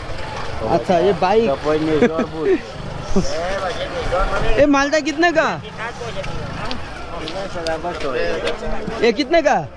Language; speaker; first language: Hindi; non-native, learner; Bangla